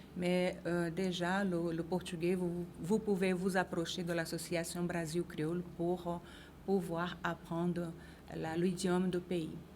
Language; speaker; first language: French; non-native, fluent; Portuguese